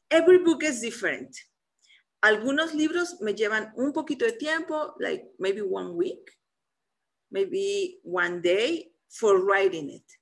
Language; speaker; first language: English; non-native, fluent; Spanish